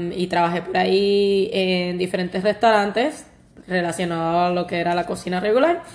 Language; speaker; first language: Spanish; native; Spanish